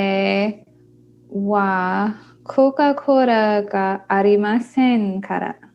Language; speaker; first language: Japanese; non-native, learner; English